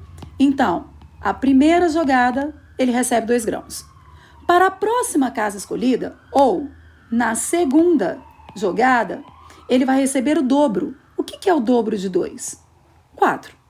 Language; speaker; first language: Portuguese; native; Portuguese